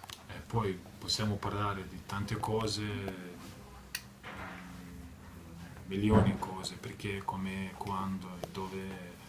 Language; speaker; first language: Italian; non-native, fluent; Lithuanian